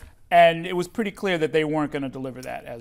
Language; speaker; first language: English; native; English